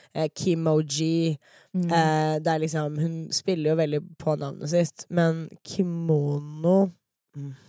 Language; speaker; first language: Norwegian; early bilingual, other home language; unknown